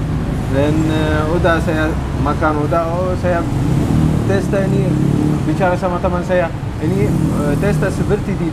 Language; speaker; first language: Indonesian; non-native, learner; Arabic